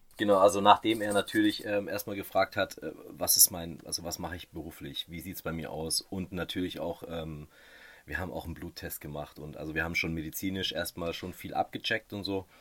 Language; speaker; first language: German; native; German